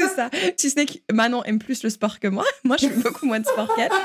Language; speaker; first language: French; native; French